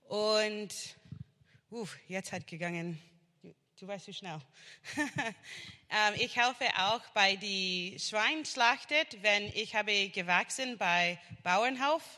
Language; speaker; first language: German; non-native, learner; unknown